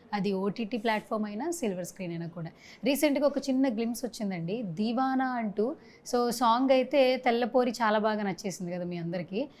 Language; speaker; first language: Telugu; native; Telugu